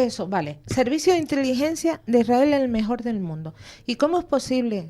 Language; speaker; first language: Spanish; native; Spanish